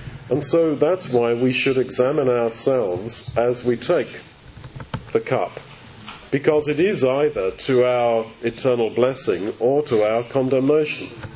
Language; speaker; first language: English; native; English